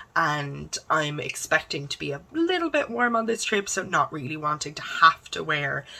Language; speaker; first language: English; native; English